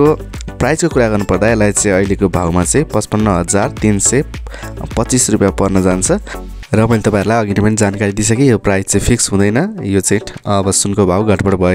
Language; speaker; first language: Nepali; native; Nepali